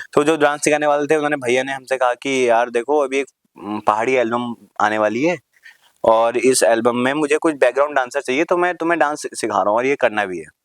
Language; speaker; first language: Hindi; native; Hindi